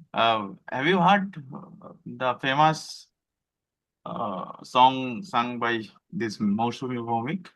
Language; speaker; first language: English; non-native, local second language; Bangla